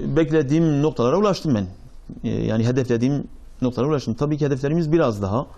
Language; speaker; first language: Turkish; native; Turkish